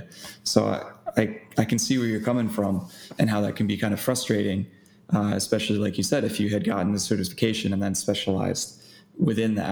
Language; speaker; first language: English; native; English